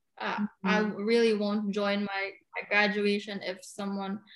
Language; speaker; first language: English; non-native, local second language; Cebuano